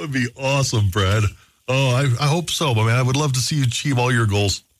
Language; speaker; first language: English; native; English